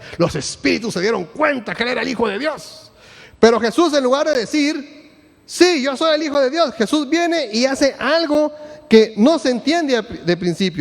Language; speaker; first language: Spanish; native; Spanish